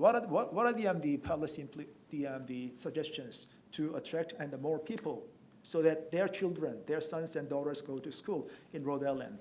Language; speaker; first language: English; non-native, fluent; Korean